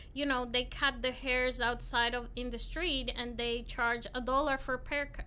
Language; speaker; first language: English; non-native, fluent; Spanish